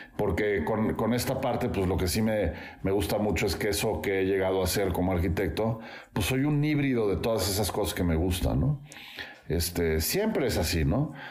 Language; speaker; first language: Spanish; native; Spanish